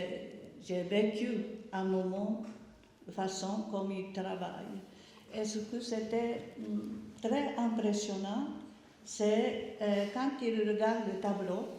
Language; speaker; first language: French; non-native, learner; Japanese